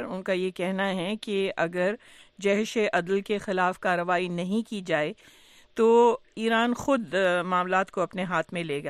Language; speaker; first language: Urdu; native; Urdu